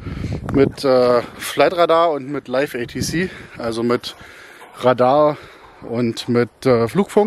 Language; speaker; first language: German; native; German